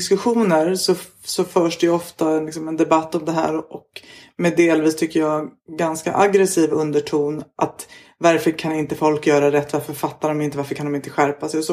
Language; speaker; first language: Swedish; native; Swedish